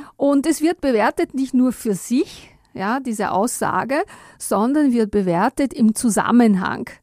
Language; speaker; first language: German; non-native, fluent; Italian